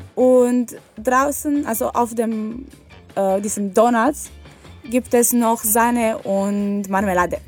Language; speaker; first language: German; non-native, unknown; Romanian